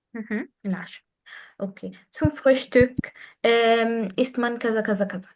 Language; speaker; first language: German; non-native, fluent; Arabic